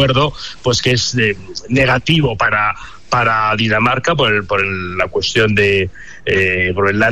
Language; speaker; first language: Spanish; native; Spanish